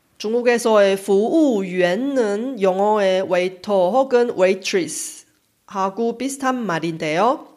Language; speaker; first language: Korean; non-native, fluent; Chinese